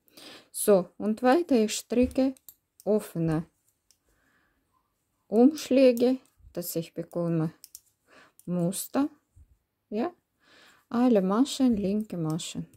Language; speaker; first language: German; non-native, learner; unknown